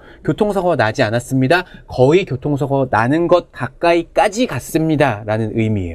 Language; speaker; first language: Korean; native; Korean